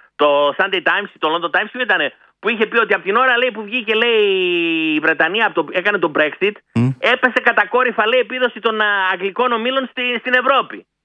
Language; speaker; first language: Greek; early bilingual, heritage; Greek